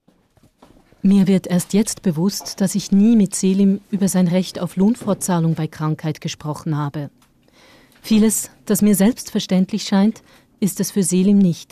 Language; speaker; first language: German; native; German